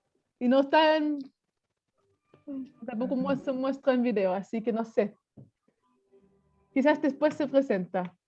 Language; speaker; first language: Spanish; non-native, fluent; German